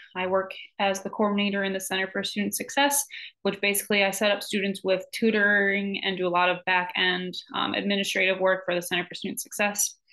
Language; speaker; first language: English; native; English